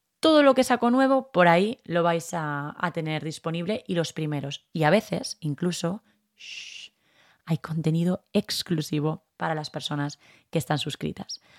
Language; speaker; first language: Spanish; native; Spanish